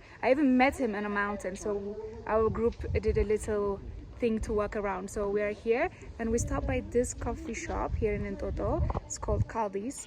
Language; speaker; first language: English; non-native, local second language; Amharic